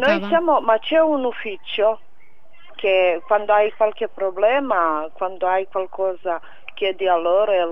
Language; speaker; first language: Italian; non-native, fluent; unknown